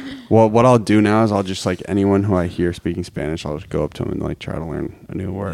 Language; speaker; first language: English; native; English